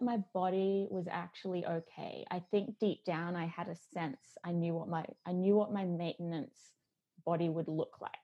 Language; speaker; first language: English; native; English